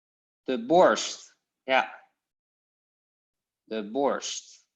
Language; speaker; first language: Dutch; non-native, fluent; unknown